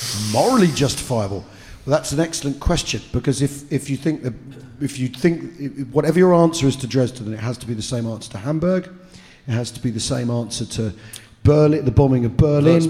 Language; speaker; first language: English; native; English